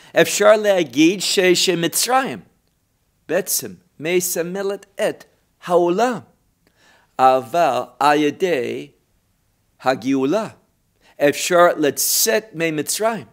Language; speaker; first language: Hebrew; non-native, fluent; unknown